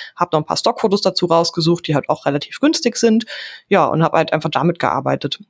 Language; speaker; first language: German; native; German